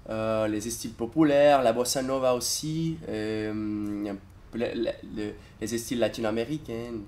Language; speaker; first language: French; non-native, fluent; Portuguese